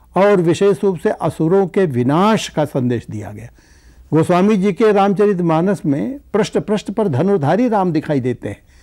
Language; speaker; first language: Hindi; native; Hindi